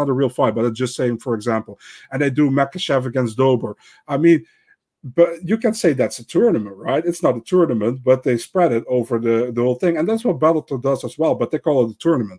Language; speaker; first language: English; non-native, fluent; Dutch